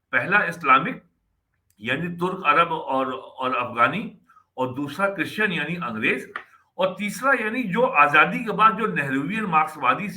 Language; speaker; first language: Hindi; native; Hindi